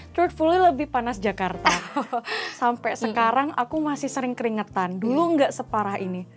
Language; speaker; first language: Indonesian; native; Indonesian